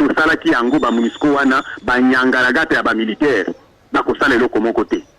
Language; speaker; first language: Lingala; non-native, local second language; Swahili